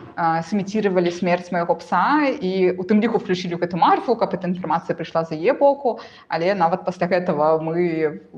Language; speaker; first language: Belarusian; non-native, local second language; Russian